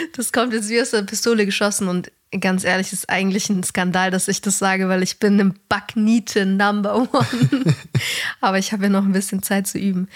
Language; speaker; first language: German; native; German